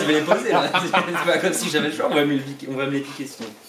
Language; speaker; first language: French; native; French